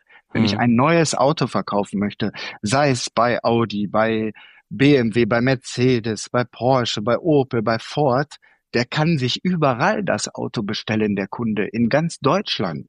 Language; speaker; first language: German; native; German